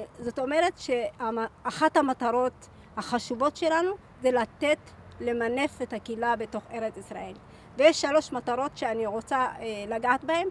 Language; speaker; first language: Hebrew; early bilingual, other home language; Amharic